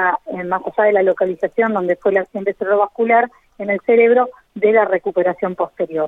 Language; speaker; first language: Spanish; native; Spanish